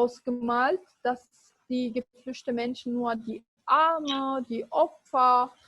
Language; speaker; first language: German; non-native, fluent; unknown